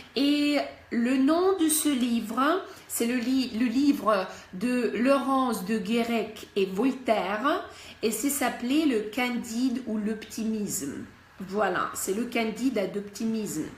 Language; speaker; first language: French; non-native, fluent; Russian